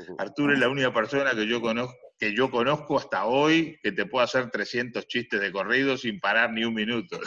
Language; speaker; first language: Spanish; native; Spanish